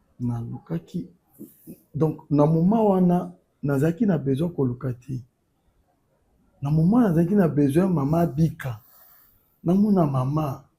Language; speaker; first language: Lingala; non-native, local second language; Luba-Lulua